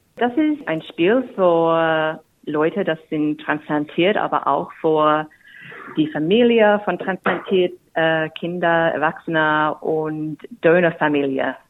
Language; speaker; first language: German; non-native, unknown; English